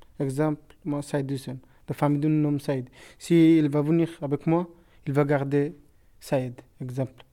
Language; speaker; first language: French; non-native, learner; Bangla